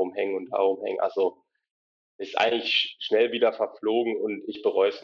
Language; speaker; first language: German; native; German